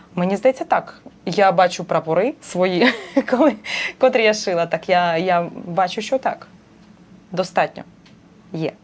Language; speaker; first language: Ukrainian; non-native, local second language; Russian